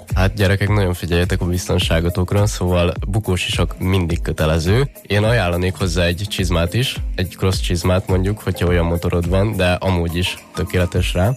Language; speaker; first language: Hungarian; native; Hungarian